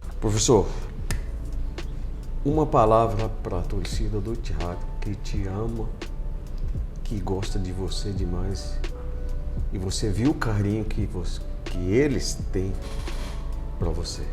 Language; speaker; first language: Portuguese; non-native, fluent; Arabic